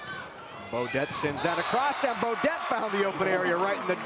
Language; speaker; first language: English; native; English